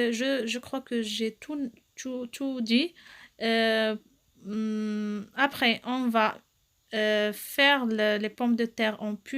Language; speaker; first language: French; non-native, local second language; Arabic